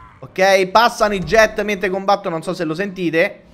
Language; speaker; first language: Italian; native; Italian